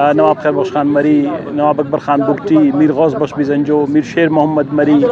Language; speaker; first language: Urdu; non-native, local second language; Baluchi